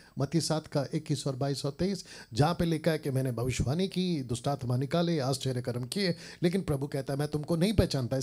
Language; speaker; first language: Hindi; native; Hindi